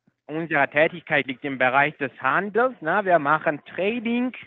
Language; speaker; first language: German; non-native, fluent; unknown